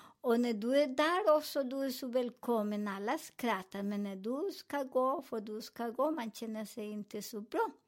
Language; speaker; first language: Swedish; non-native, fluent; Spanish